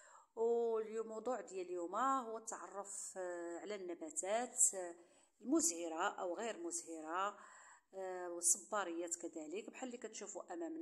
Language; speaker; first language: Arabic; native; Arabic